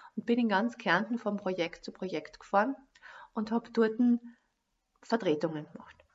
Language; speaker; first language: German; native; German